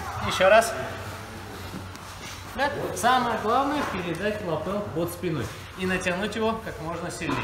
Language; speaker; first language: Russian; native; Russian